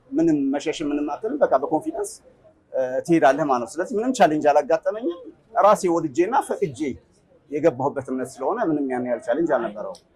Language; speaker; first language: Amharic; native; Amharic